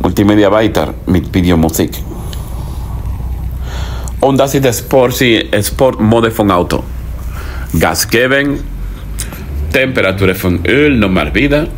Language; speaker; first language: German; non-native, learner; Spanish